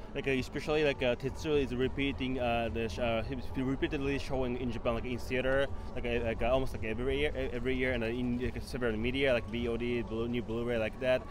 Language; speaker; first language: English; non-native, fluent; Japanese